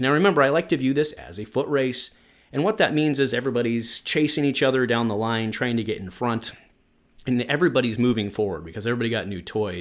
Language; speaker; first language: English; native; English